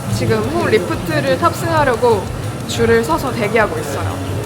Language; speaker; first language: Korean; native; Korean